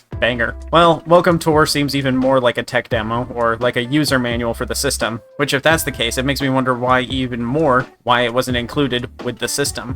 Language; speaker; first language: English; native; English